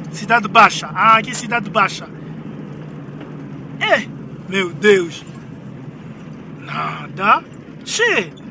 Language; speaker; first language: Portuguese; non-native, learner; Lingala